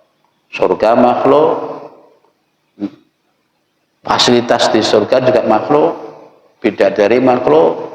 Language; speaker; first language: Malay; non-native, local second language; Javanese